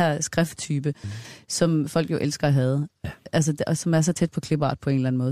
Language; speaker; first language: Danish; native; Danish